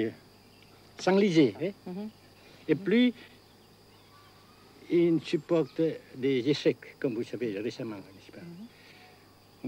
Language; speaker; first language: French; non-native, local second language; Vietnamese